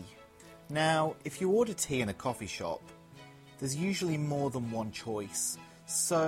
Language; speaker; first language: English; native; English